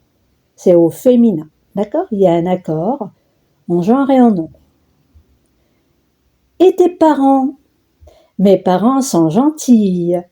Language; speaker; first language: French; non-native, local second language; Arabic